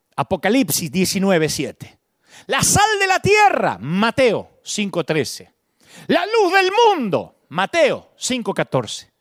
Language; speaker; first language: Spanish; native; Spanish